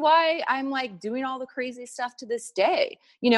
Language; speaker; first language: English; native; English